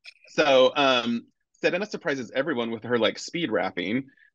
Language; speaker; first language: English; native; English